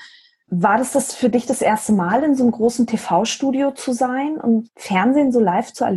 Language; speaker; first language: German; native; German